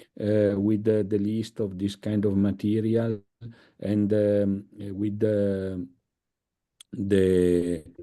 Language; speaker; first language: English; non-native, fluent; Italian